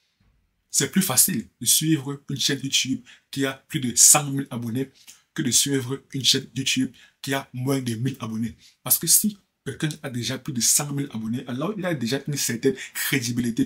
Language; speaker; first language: French; native; French